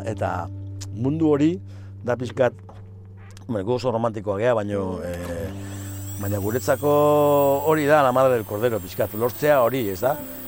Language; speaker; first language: Basque; native; Basque